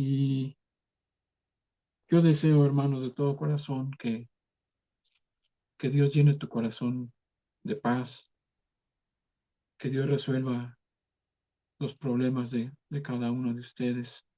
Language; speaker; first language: Spanish; native; Spanish